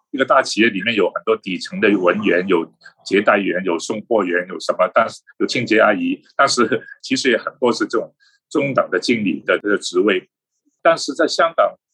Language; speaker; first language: Chinese; non-native, local second language; Cantonese